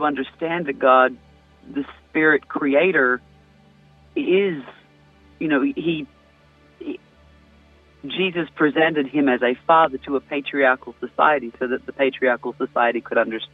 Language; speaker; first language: English; native; English